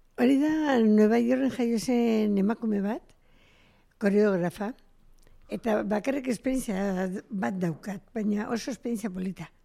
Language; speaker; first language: Basque; non-native, local second language; Spanish